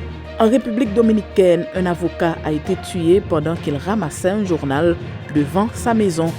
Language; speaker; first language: French; non-native, local second language; Haitian Creole